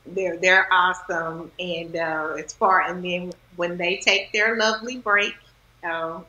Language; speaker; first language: English; native; English